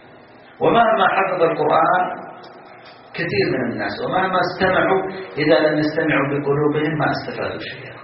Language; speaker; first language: Arabic; native; Arabic